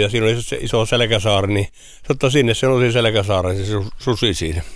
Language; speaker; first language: Finnish; native; Finnish